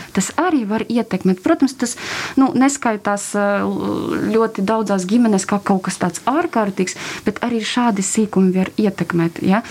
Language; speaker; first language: Latvian; non-native, local second language; Russian